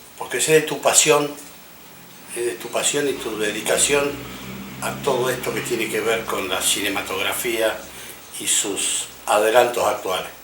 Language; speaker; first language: Spanish; early bilingual, other home language; English